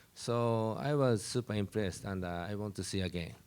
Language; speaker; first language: English; non-native, learner; Japanese